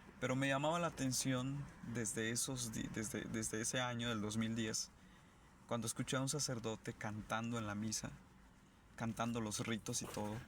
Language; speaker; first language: Spanish; non-native, local second language; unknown